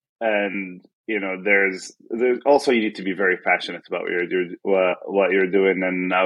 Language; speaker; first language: English; non-native, fluent; Arabic